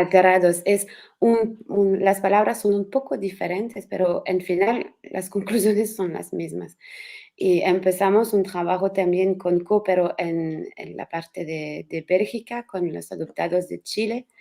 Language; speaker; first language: Spanish; non-native, learner; French